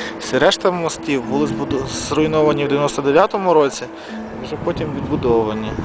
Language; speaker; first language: Ukrainian; native; Ukrainian